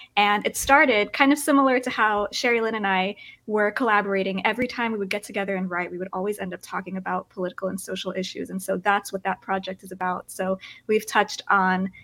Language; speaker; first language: English; early bilingual, other home language; Filipino